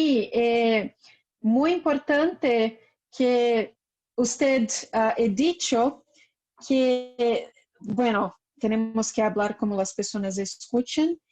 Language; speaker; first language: Spanish; non-native, learner; Portuguese